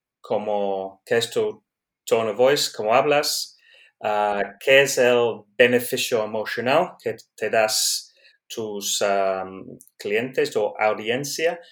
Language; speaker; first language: Spanish; non-native, learner; English